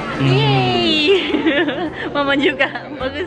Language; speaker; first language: Indonesian; non-native, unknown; Japanese